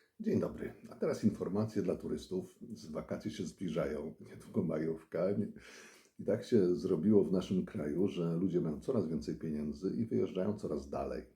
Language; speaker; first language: Polish; native; Polish